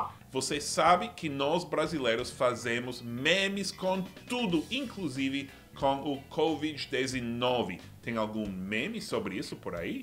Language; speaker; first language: Portuguese; non-native, fluent; English